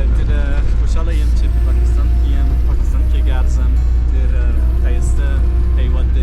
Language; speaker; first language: Persian; non-native, learner; French